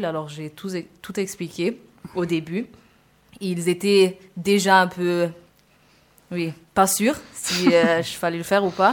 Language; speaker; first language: French; non-native, fluent; Arabic